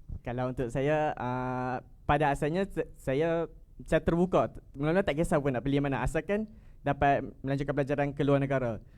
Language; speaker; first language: Malay; native; Malay